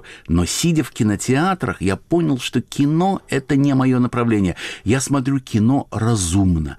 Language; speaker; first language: Russian; native; Russian